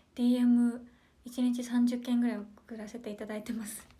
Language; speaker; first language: Japanese; native; Japanese